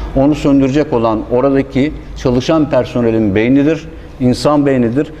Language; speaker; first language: Turkish; native; Turkish